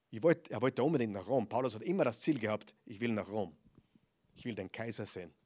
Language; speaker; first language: German; non-native, fluent; English